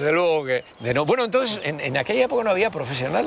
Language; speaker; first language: Spanish; native; Spanish